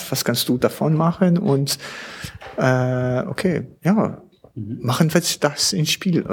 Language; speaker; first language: German; non-native, learner; French